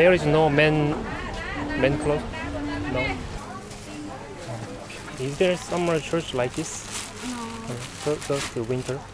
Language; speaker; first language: English; non-native, learner; Korean